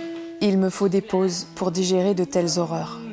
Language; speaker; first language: French; native; French